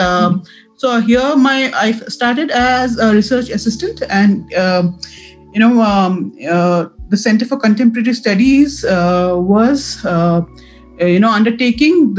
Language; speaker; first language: English; non-native, local second language; Assamese